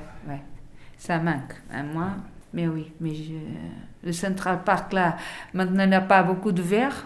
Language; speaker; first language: French; non-native, learner; Portuguese